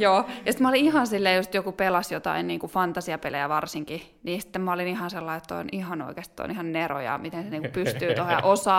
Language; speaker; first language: Finnish; native; Finnish